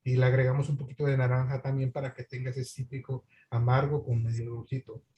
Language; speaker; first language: Spanish; early bilingual, other home language; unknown